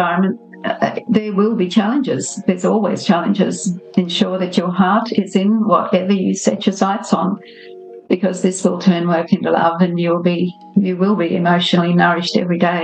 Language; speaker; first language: English; native; English